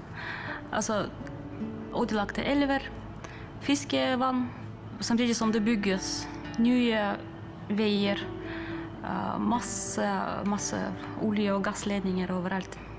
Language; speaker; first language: Norwegian; non-native, fluent; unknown